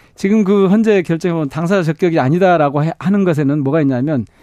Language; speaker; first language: Korean; native; Korean